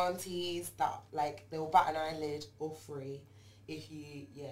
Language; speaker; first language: English; non-native, local second language; Yoruba